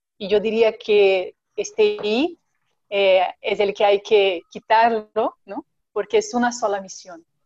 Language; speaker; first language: Spanish; non-native, fluent; Portuguese